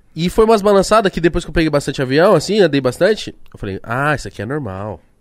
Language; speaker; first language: Portuguese; native; Portuguese